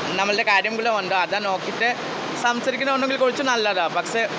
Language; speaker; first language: Malayalam; non-native, fluent; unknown